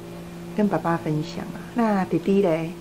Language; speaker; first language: Chinese; native; Chinese